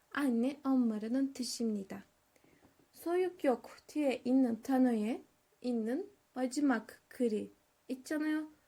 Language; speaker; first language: Korean; non-native, learner; Turkish